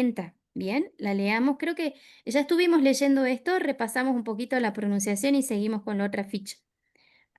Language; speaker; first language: Spanish; native; Spanish